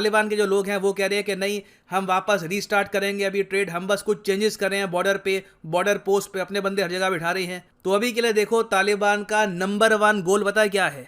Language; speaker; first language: Hindi; native; Hindi